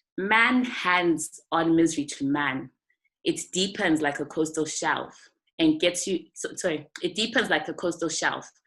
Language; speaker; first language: English; non-native, local second language; North Ndebele